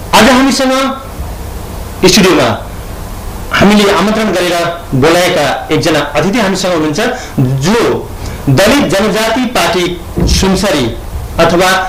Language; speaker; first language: Nepali; native; Nepali